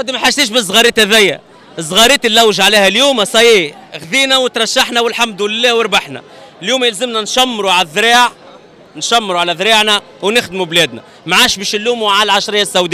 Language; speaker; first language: Arabic; native; Arabic